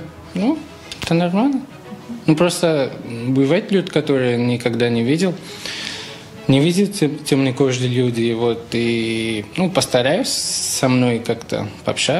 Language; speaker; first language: Russian; non-native, fluent; Portuguese